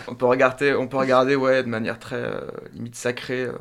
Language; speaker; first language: French; native; French